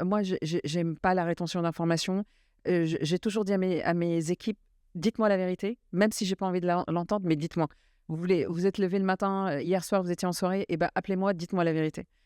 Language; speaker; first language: French; early bilingual, other home language; Arabic